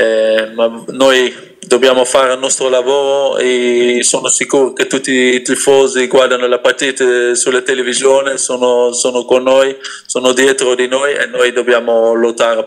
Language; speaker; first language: Italian; non-native, fluent; Dutch